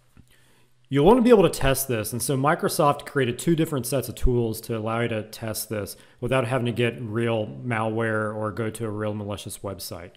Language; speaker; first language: English; native; English